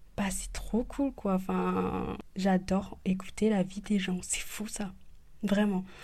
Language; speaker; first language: French; early bilingual, other home language; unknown